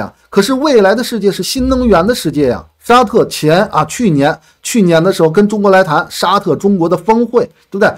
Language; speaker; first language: Chinese; native; Chinese